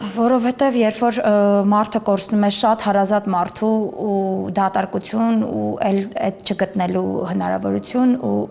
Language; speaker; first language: Armenian; native; Armenian